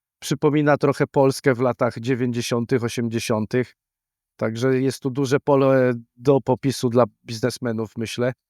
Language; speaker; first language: Polish; native; Polish